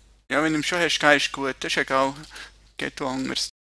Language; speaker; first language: German; native; German